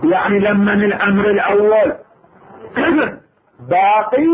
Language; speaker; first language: Arabic; native; Arabic